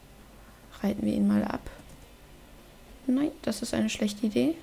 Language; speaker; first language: German; native; German